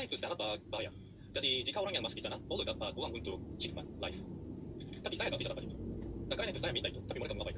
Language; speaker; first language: Indonesian; non-native, learner; Korean